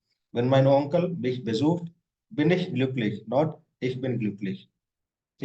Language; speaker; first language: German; non-native, fluent; Hindi